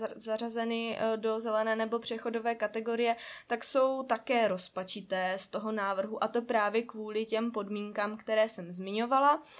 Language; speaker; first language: Czech; native; Czech